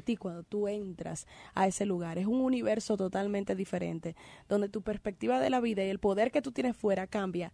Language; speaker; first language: Spanish; native; Spanish